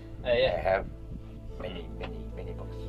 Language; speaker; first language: English; non-native, learner; Romanian